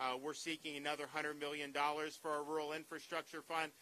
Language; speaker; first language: English; native; English